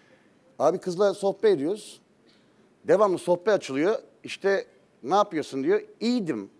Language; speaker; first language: Turkish; native; Turkish